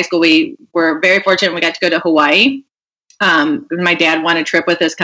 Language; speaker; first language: English; native; English